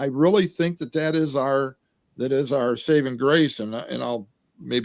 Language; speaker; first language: English; native; English